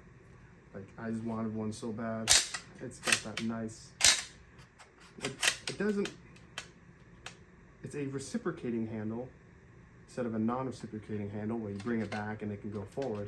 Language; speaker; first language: English; native; English